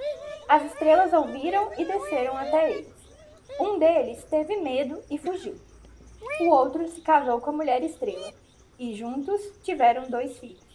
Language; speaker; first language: Portuguese; native; Portuguese